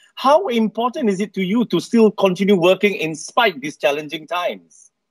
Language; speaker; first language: English; non-native, local second language; Malay